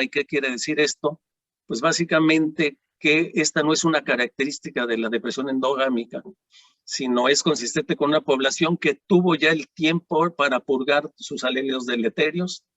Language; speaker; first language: Spanish; native; Spanish